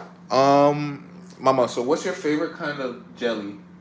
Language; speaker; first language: English; native; English